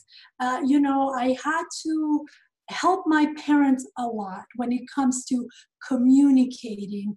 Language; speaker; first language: English; non-native, fluent; Serbian